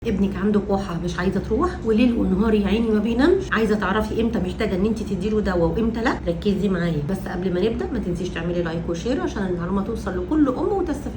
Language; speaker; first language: Arabic; native; Arabic